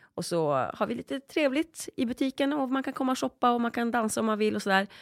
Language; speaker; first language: Swedish; early bilingual, other home language; Polish